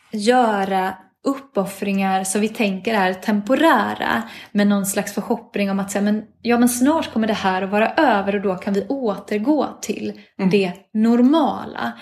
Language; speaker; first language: Swedish; native; Swedish